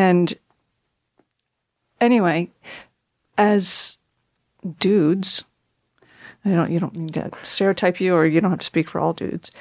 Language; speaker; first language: English; native; English